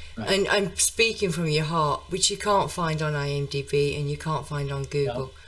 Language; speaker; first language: English; native; English